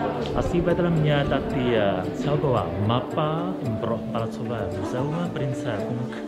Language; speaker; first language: Czech; non-native, fluent; Chinese